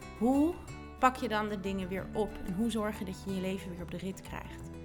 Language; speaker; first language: Dutch; native; Dutch